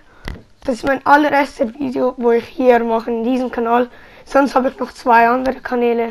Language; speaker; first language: German; early bilingual, other home language; Italian